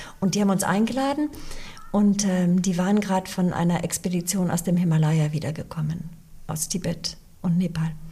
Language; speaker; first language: German; early bilingual, other home language; English